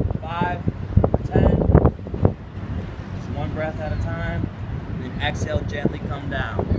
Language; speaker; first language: English; native; English